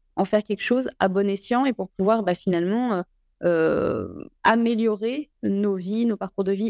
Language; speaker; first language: French; native; French